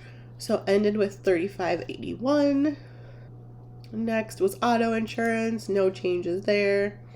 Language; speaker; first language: English; native; English